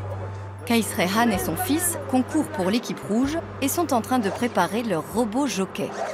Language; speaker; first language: French; native; French